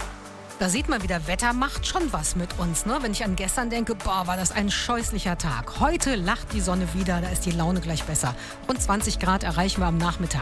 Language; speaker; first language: German; native; German